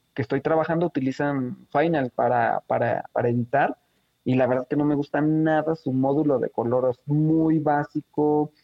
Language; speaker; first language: Spanish; native; Spanish